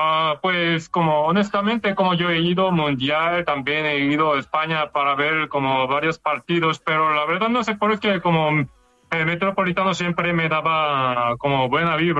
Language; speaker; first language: Spanish; non-native, fluent; Korean